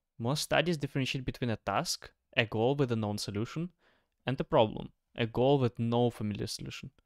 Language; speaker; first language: English; non-native, fluent; Ukrainian